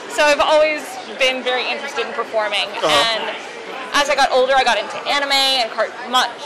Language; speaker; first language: English; native; English